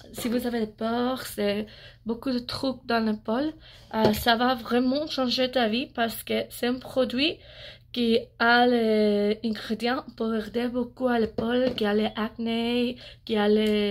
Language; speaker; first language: French; non-native, learner; English